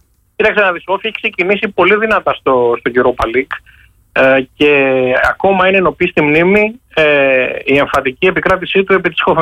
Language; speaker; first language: Greek; native; Greek